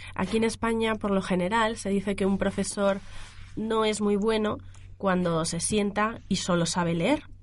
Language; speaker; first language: Spanish; native; Spanish